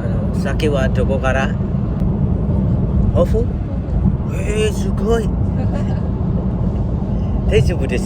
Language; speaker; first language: Japanese; non-native, learner; Indonesian